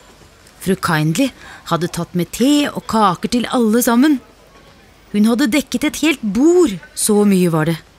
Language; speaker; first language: Norwegian; native; Norwegian